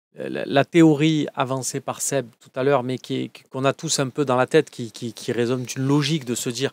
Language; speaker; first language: French; native; French